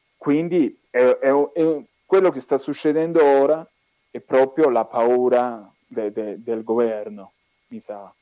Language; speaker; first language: Italian; non-native, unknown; Spanish